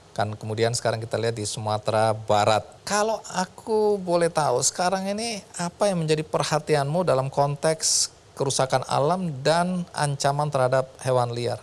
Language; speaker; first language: Indonesian; native; Indonesian